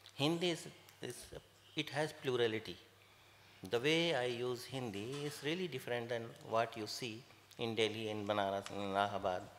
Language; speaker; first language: English; non-native, local second language; Bhojpuri